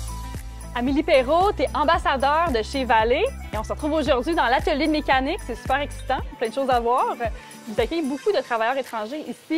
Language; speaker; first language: French; native; French